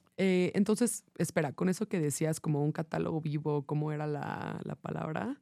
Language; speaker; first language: Spanish; non-native, fluent; English